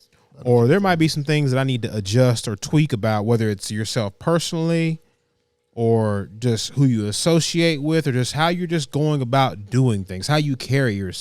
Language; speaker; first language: English; native; English